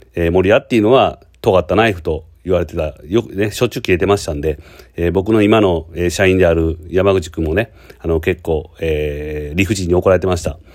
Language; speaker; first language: Japanese; native; Japanese